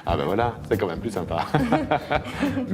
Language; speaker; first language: French; native; French